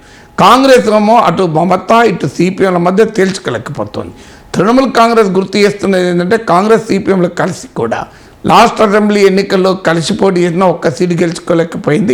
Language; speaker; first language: Telugu; native; Telugu